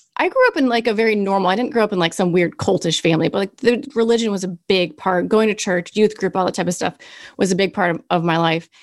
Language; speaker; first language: English; native; English